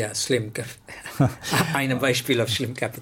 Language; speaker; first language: German; non-native, learner; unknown